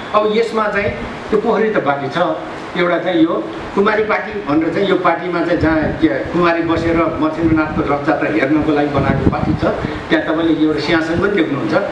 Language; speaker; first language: Nepali; non-native, local second language; Newari